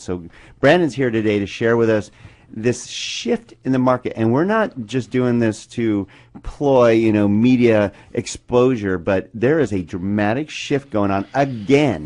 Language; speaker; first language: English; native; English